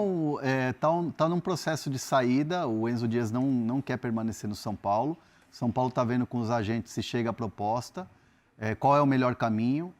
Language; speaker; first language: Portuguese; native; Portuguese